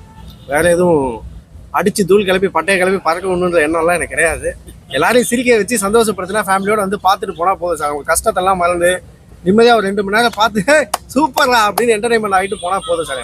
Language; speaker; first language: Tamil; native; Tamil